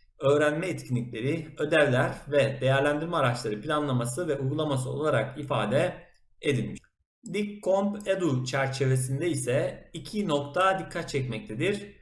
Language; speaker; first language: Turkish; native; Turkish